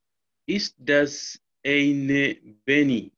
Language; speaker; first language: German; non-native, learner; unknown